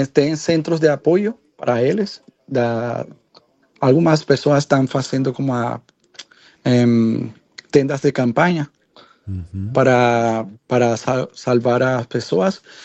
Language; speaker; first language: Portuguese; non-native, learner; Spanish